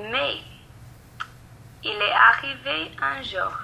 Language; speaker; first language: French; non-native, learner; English